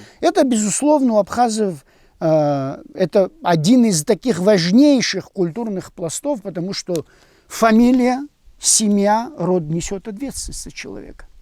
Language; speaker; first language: Russian; non-native, local second language; Abkhazian